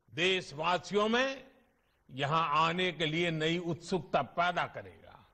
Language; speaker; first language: Hindi; non-native, local second language; Gujarati